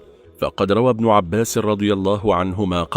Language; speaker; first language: Arabic; native; Arabic